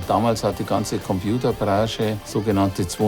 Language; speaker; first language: German; native; German